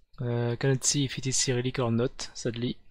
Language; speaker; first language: English; non-native, learner; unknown